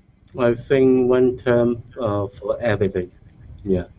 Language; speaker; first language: English; non-native, learner; Chinese